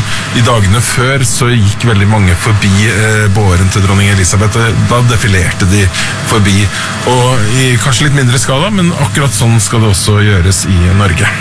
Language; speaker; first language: Norwegian; native; Norwegian